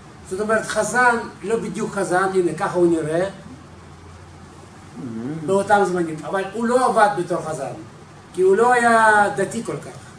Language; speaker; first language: Hebrew; non-native, fluent; Russian